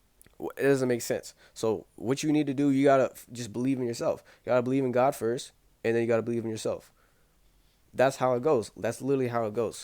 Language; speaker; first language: English; native; English